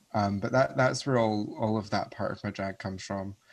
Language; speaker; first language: English; native; English